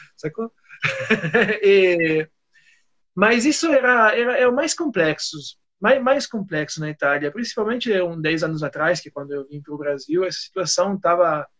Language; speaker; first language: Portuguese; non-native, fluent; Italian